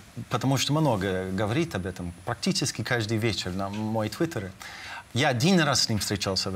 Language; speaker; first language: Russian; non-native, fluent; English